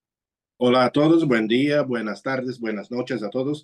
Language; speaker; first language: Spanish; non-native, learner; Portuguese